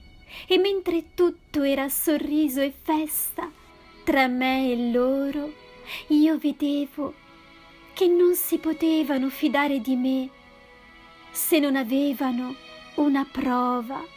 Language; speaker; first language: Italian; native; Italian